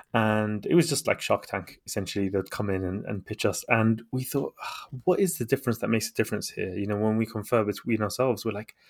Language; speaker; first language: English; native; English